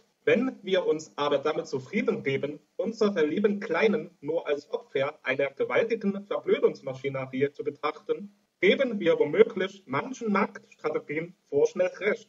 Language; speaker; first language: German; native; German